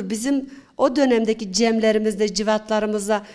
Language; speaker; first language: Turkish; non-native, local second language; Kurdish